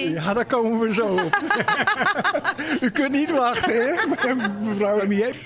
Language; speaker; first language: Dutch; native; Dutch